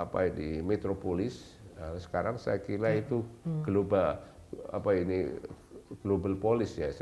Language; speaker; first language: Indonesian; native; Indonesian